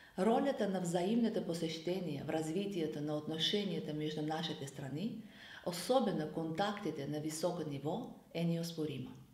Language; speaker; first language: Bulgarian; non-native, fluent; Azerbaijani